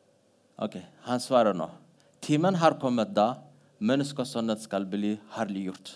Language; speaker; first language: Norwegian; non-native, fluent; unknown